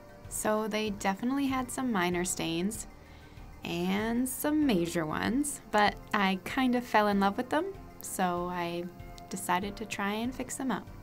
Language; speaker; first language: English; native; English